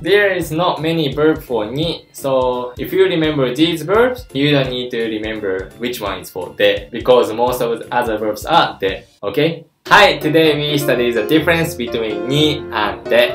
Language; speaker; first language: English; non-native, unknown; Japanese